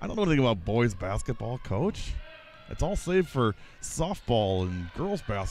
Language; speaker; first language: English; native; English